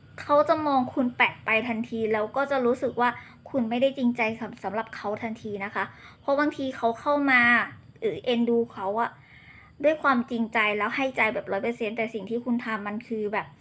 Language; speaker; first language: Thai; native; Thai